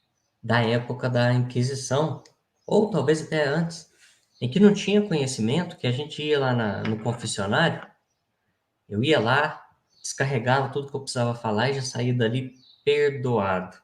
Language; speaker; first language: Portuguese; native; Portuguese